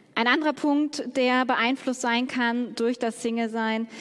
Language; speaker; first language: German; native; German